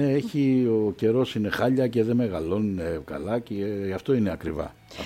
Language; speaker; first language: Greek; native; Greek